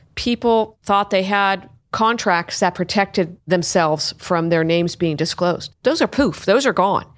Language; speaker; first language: English; native; English